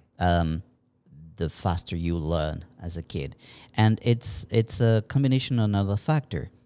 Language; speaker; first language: English; non-native, fluent; Spanish